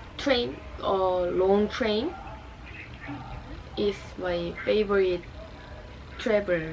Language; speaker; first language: English; non-native, learner; Korean